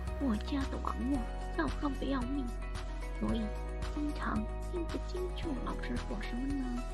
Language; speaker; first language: Chinese; non-native, learner; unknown